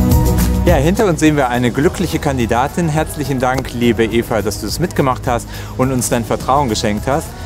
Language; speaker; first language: German; native; German